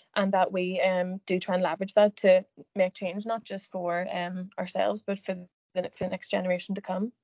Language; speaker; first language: English; native; English